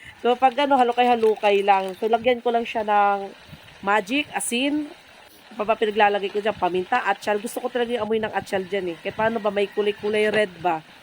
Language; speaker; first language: Filipino; non-native, local second language; Cebuano